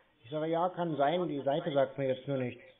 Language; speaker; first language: German; native; German